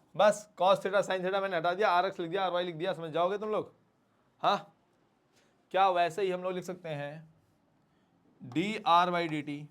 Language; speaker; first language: Hindi; native; Hindi